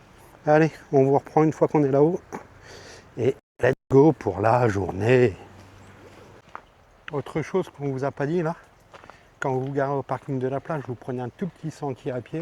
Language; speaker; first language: French; native; French